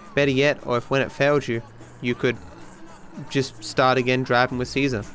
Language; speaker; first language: English; native; English